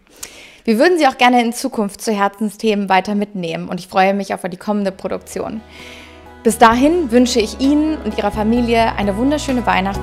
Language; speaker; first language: German; native; German